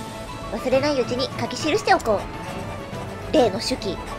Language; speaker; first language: Japanese; native; Japanese